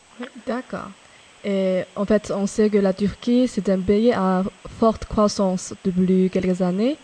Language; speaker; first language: French; non-native, fluent; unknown